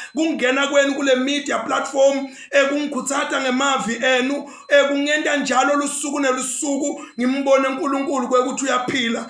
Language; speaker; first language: Zulu; non-native, local second language; Swati